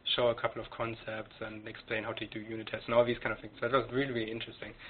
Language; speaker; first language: English; non-native, fluent; German